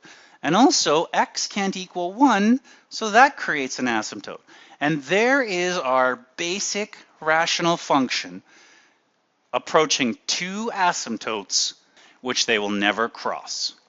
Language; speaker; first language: English; native; English